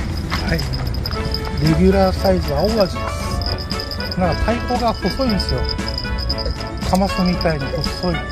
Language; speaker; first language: Japanese; native; Japanese